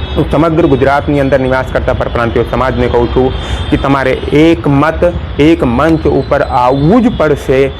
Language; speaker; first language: Gujarati; non-native, local second language; Hindi